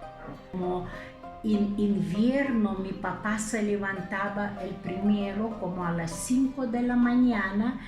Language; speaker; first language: Spanish; non-native, fluent; Lithuanian